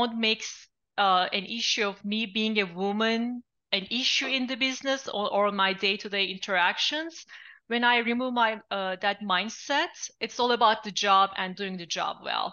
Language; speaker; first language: English; non-native, fluent; Turkish